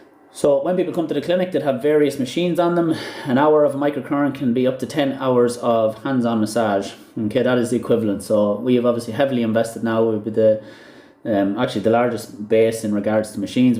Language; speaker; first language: English; native; English